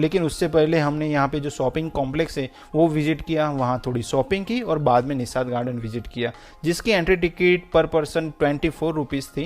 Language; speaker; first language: Hindi; native; Hindi